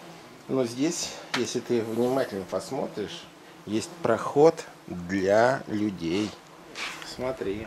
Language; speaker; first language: Russian; native; Russian